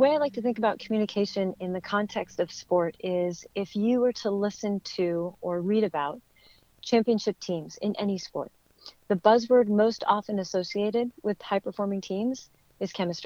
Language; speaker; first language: English; native; English